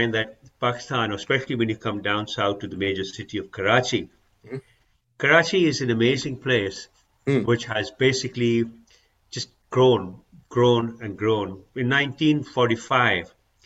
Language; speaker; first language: English; non-native, local second language; Urdu